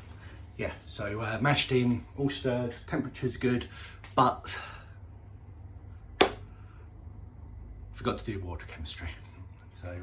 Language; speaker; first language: English; native; English